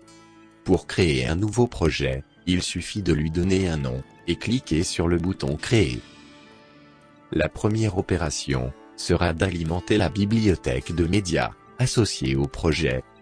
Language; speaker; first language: French; native; French